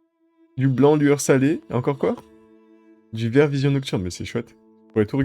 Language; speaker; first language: French; native; French